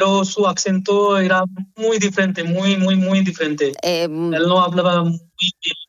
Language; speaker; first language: Spanish; non-native, learner; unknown